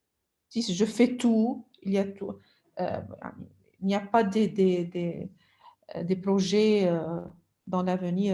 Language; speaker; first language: French; non-native, local second language; Arabic